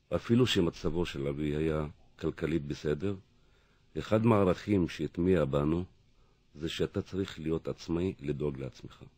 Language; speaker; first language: Hebrew; non-native, local second language; Arabic